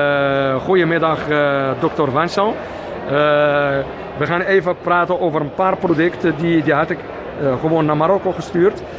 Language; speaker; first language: Dutch; non-native, fluent; Arabic